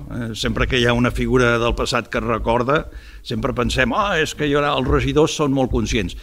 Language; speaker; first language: Catalan; early bilingual, heritage; Catalan